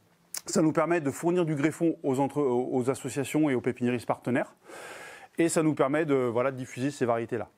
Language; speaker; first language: French; native; French